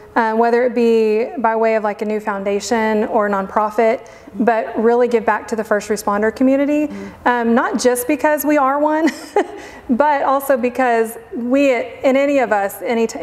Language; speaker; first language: English; native; English